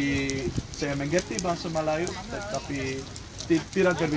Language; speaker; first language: Indonesian; non-native, learner; Dutch